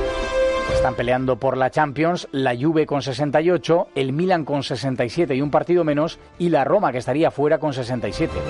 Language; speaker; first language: Spanish; native; Spanish